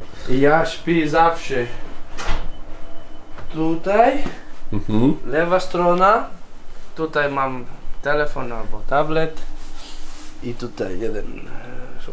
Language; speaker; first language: Polish; non-native, learner; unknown